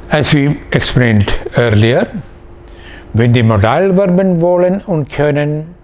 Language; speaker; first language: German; non-native, fluent; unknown